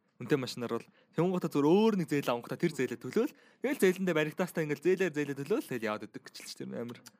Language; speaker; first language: Mongolian; native; Mongolian